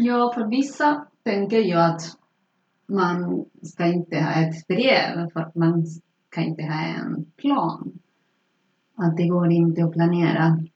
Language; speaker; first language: Swedish; non-native, fluent; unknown